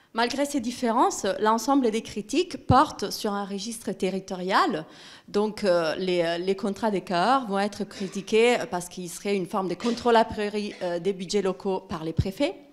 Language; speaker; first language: French; non-native, fluent; Italian